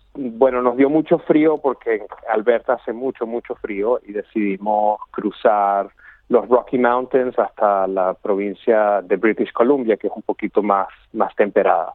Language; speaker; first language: Spanish; native; Spanish